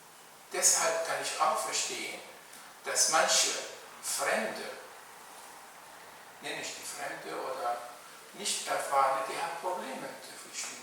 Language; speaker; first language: German; non-native, fluent; Arabic